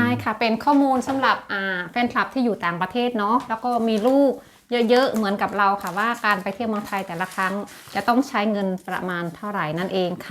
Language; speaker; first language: Thai; native; Thai